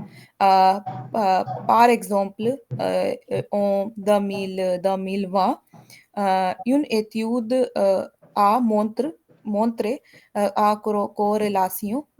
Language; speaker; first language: French; non-native, learner; Hindi